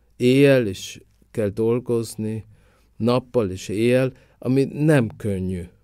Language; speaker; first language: Hungarian; early bilingual, heritage; Hungarian